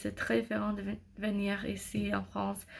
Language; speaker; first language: French; non-native, learner; English